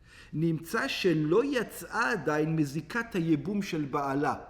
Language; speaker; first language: Hebrew; non-native, fluent; English